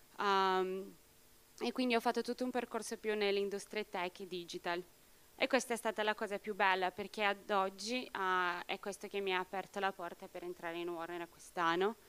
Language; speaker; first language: Italian; non-native, fluent; Portuguese